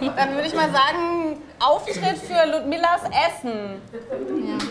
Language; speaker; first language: German; native; German